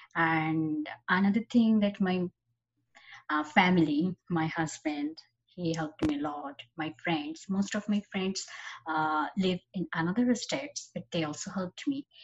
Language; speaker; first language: English; non-native, local second language; Bangla